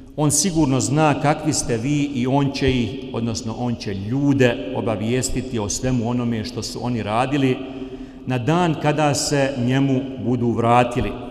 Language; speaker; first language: Bosnian; native; Bosnian